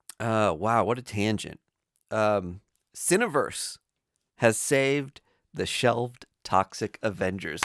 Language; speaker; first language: English; native; English